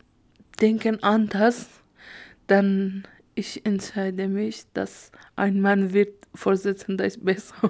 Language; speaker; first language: German; non-native, learner; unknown